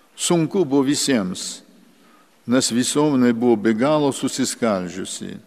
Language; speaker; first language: Lithuanian; early bilingual, heritage; Lithuanian